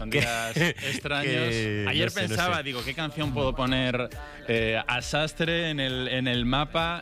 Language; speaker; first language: Spanish; native; Spanish